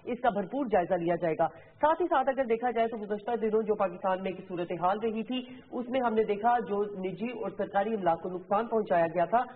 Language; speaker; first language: Urdu; native; Urdu